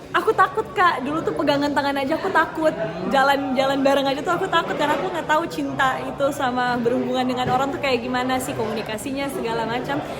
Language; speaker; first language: Indonesian; native; Indonesian